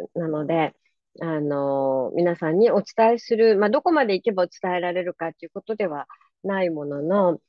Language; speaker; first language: Japanese; native; Japanese